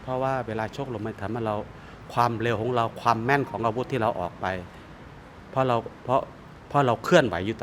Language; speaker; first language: Thai; native; Thai